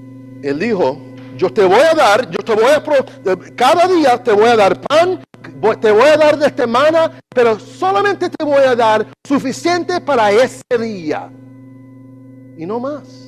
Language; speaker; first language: Spanish; non-native, learner; English